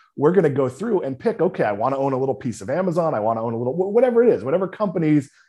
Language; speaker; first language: English; native; English